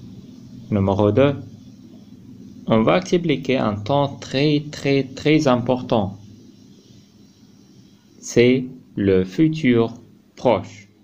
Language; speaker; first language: French; non-native, fluent; Arabic